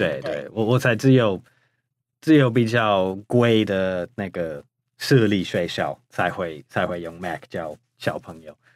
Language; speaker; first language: Chinese; non-native, fluent; English